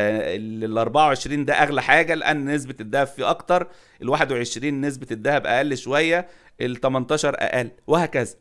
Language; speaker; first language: Arabic; native; Arabic